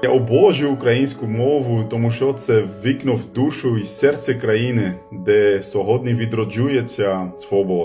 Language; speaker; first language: Ukrainian; non-native, fluent; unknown